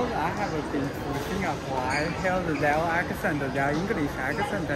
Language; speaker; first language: English; non-native, learner; Chinese